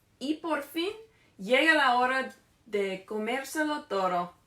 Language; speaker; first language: Spanish; non-native, fluent; English